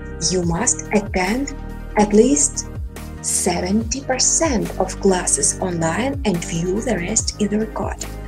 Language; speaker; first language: English; non-native, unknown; Russian